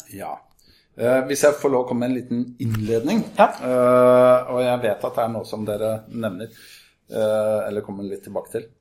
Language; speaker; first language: Norwegian; native; Norwegian